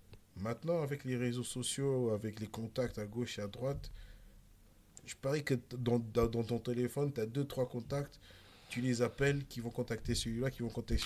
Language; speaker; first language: French; native; French